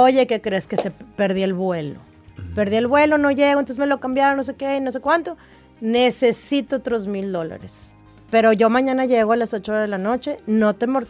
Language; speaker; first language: Spanish; native; Spanish